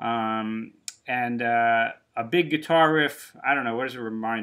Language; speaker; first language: English; native; English